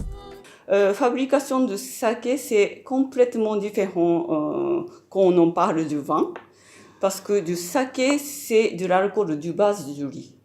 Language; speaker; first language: French; non-native, fluent; Japanese